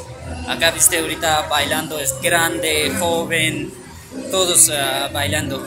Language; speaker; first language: Spanish; non-native, learner; Urdu